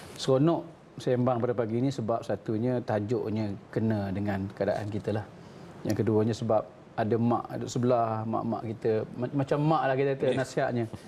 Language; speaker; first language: Malay; native; Malay